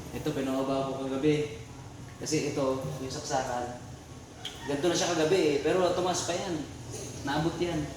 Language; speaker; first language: Filipino; native; Filipino